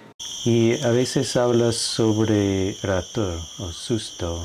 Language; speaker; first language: Spanish; non-native, fluent; English